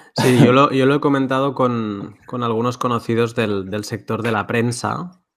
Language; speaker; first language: Spanish; native; Spanish